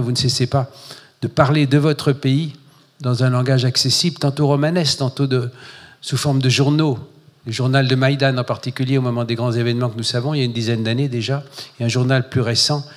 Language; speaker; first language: French; native; French